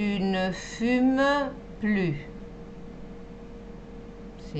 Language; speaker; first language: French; non-native, fluent; Spanish